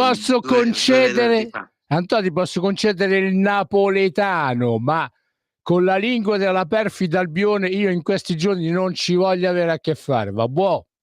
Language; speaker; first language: Italian; native; Italian